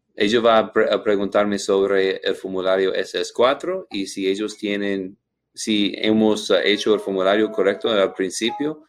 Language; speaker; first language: Spanish; non-native, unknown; English